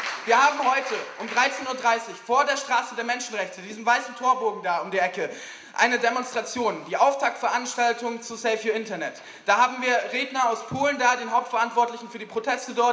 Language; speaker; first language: German; native; German